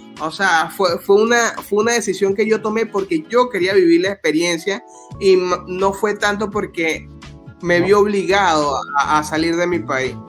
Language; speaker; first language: Spanish; native; Spanish